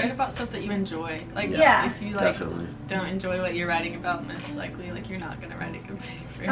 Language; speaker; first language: English; native; English